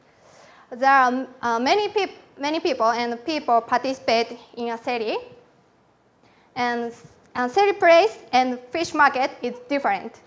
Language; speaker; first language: English; non-native, learner; Japanese